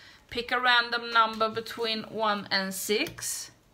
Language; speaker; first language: English; non-native, fluent; Swedish